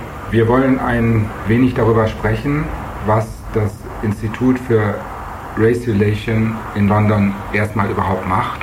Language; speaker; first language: German; native; German